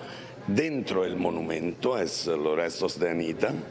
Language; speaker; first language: Spanish; non-native, learner; Italian